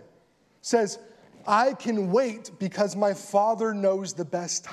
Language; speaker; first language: English; native; English